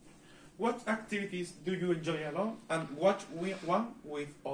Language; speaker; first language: English; non-native, learner; Spanish